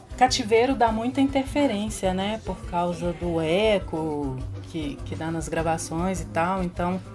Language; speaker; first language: Portuguese; native; Portuguese